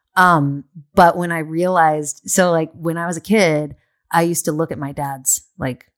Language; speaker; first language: English; native; English